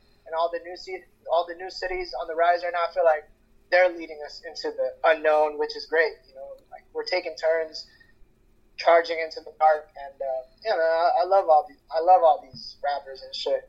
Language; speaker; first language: English; early bilingual, other home language; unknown